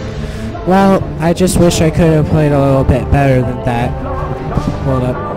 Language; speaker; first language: English; native; English